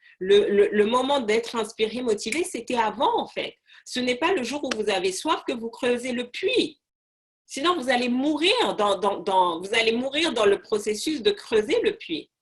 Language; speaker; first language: French; non-native, local second language; Arabic